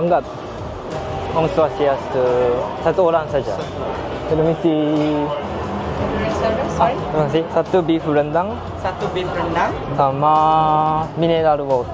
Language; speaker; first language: Indonesian; non-native, learner; Japanese